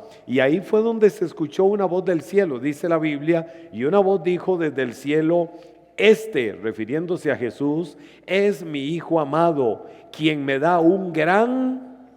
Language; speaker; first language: Spanish; native; Spanish